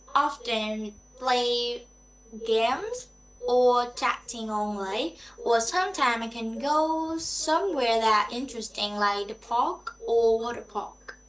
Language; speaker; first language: English; non-native, learner; Vietnamese